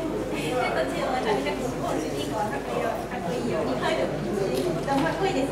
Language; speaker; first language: Japanese; native; Japanese